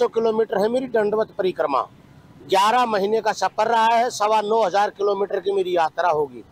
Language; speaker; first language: Hindi; native; Hindi